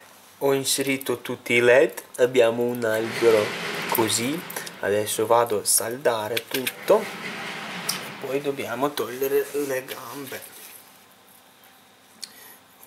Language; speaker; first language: Italian; non-native, fluent; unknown